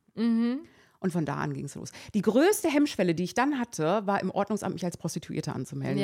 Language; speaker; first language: German; early bilingual, other home language; Persian